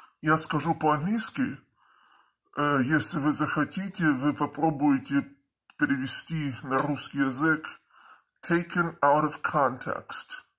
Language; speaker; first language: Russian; early bilingual, heritage; Russian